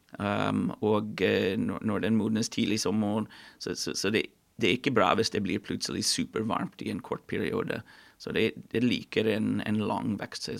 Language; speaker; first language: Norwegian; non-native, fluent; English